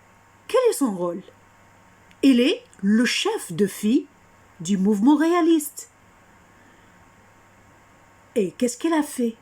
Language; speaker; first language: French; non-native, fluent; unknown